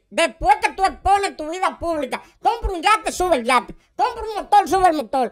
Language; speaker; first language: Spanish; native; Spanish